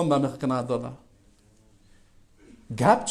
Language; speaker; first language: Persian; native; Persian